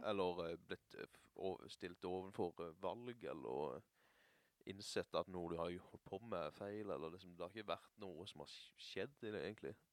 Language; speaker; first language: Norwegian; native; Norwegian